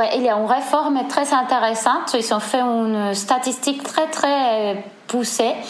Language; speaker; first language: French; non-native, fluent; Spanish